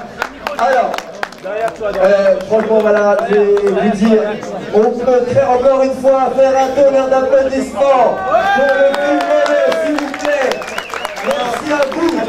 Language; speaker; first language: French; native; French